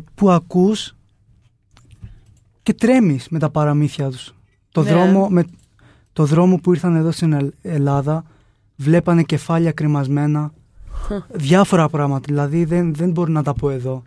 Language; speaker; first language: Greek; non-native, fluent; Urdu